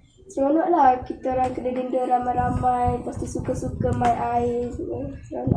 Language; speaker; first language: Malay; native; Malay